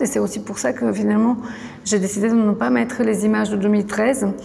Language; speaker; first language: French; non-native, fluent; Bulgarian